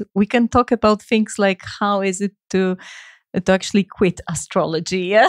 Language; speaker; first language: English; non-native, fluent; Polish